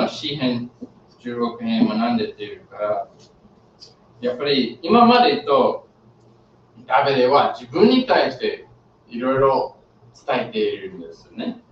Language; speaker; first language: Japanese; non-native, fluent; English